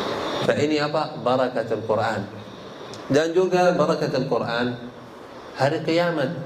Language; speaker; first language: Indonesian; non-native, learner; Arabic